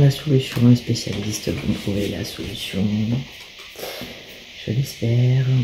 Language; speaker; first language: French; native; French